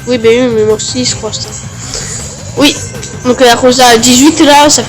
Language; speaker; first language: French; early bilingual, other home language; Romanian